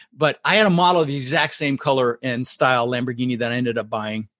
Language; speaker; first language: English; early bilingual, other home language; Dutch